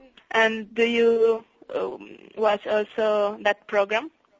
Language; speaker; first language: English; non-native, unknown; Italian